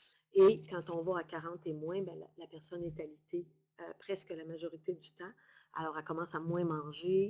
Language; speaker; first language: French; native; French